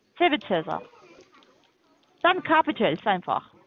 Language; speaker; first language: German; non-native, learner; Turkish